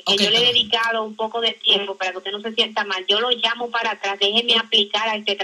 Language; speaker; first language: Spanish; native; Spanish